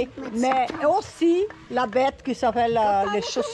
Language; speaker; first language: French; non-native, learner; Portuguese